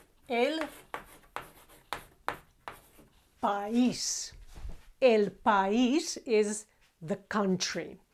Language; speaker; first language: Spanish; non-native, fluent; Croatian